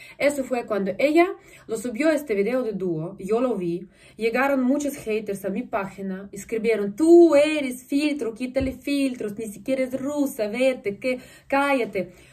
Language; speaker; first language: Spanish; non-native, fluent; Russian